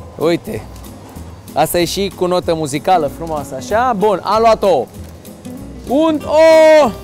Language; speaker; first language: Romanian; native; Romanian